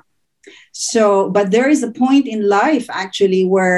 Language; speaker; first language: English; non-native, local second language; Filipino